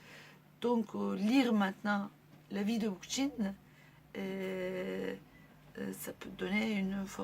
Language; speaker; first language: French; non-native, fluent; Turkish